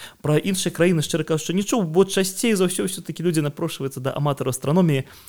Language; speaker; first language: Belarusian; non-native, local second language; Russian